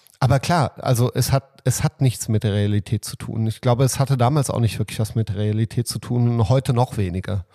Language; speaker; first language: German; early bilingual, other home language; Serbian